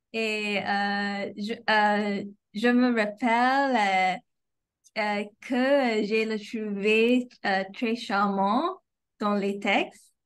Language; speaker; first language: French; non-native, fluent; English